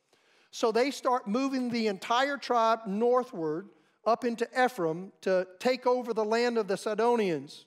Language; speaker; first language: English; native; English